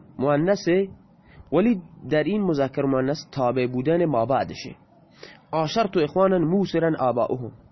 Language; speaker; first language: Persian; non-native, local second language; Baluchi